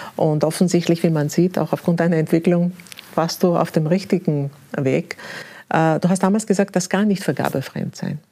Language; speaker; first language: German; non-native, fluent; Greek